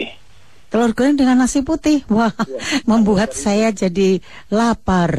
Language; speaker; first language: Indonesian; native; Indonesian